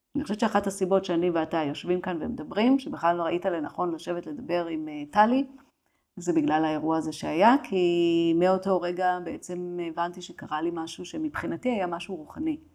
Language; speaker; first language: Hebrew; native; Hebrew